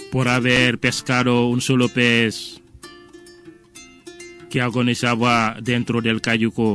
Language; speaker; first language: Spanish; non-native, fluent; Wolof